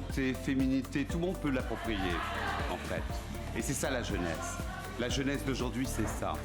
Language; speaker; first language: French; native; French